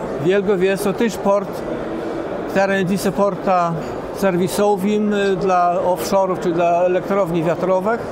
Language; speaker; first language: Polish; non-native, local second language; Kashubian